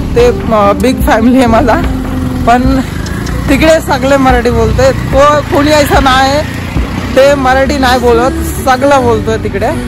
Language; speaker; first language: Marathi; non-native, local second language; Hindi